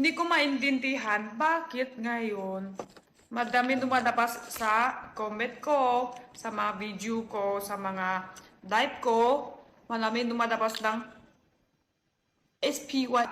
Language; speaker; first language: Filipino; non-native, learner; Chinese